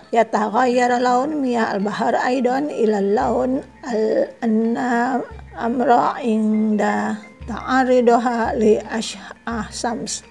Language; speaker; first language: Arabic; non-native, fluent; Indonesian